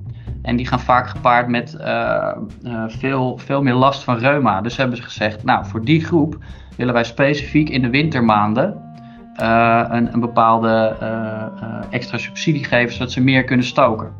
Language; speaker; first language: Dutch; native; Dutch